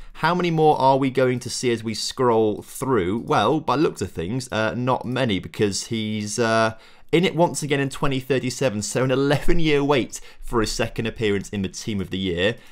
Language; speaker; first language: English; native; English